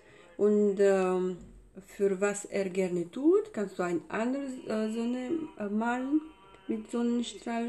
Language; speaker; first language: German; non-native, fluent; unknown